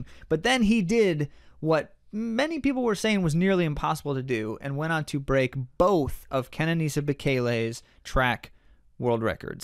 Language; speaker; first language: English; native; English